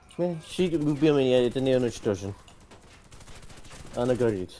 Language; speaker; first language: Russian; non-native, learner; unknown